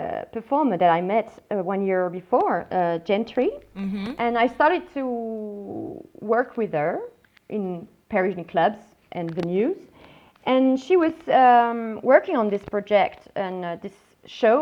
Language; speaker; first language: English; non-native, fluent; French